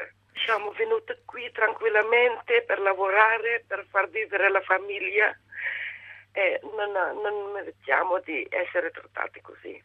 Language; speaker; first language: Italian; non-native, fluent; Filipino